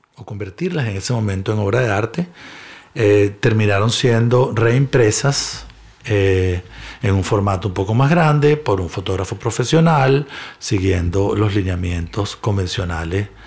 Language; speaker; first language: Spanish; native; Spanish